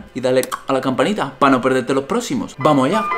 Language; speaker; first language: Spanish; native; Spanish